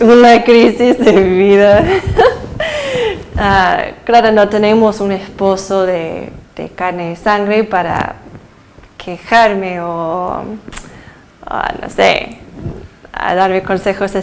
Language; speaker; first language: Spanish; early bilingual, heritage; Spanish